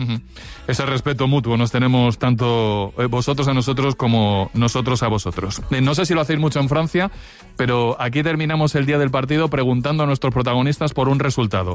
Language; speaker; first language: Spanish; native; Spanish